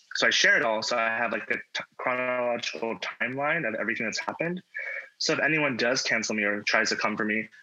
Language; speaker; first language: English; native; English